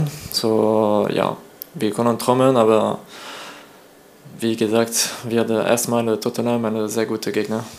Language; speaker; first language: German; non-native, learner; French